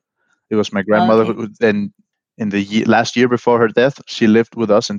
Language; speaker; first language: English; non-native, fluent; Danish